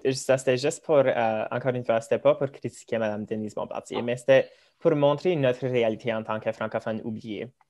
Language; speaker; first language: French; early bilingual, other home language; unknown